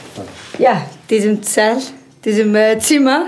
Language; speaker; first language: Dutch; non-native, learner; Kurdish